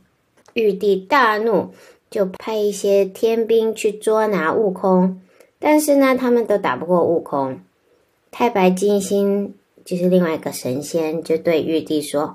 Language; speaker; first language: Chinese; native; Chinese